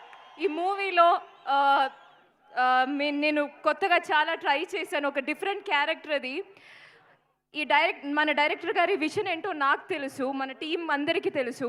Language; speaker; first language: Telugu; non-native, fluent; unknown